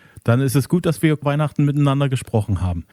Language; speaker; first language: German; native; German